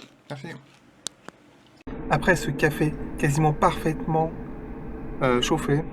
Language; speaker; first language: French; native; French